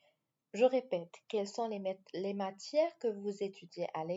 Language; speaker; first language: French; non-native, fluent; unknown